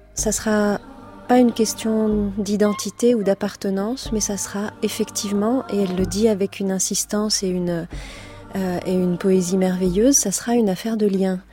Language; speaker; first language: French; native; French